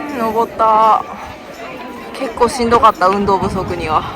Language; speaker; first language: Japanese; native; Japanese